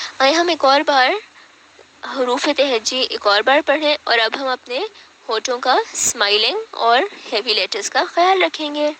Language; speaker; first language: Urdu; native; Urdu